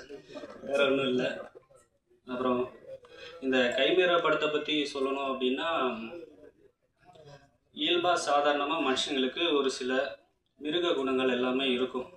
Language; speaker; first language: Tamil; native; Tamil